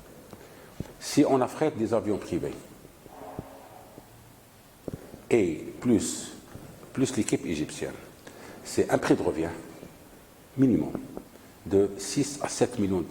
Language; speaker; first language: French; non-native, local second language; Arabic